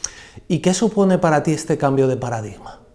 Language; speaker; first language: Spanish; native; Spanish